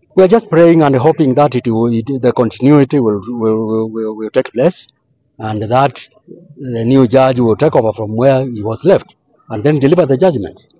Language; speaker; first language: English; non-native, local second language; Swahili